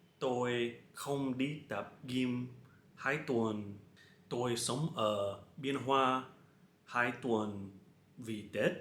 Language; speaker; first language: Vietnamese; non-native, learner; English